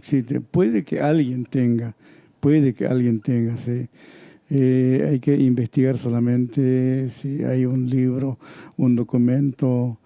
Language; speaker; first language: Spanish; non-native, local second language; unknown